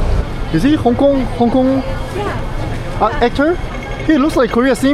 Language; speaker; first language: English; non-native, learner; Korean